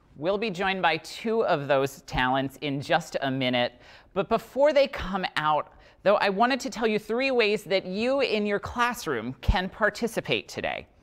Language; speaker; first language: English; native; English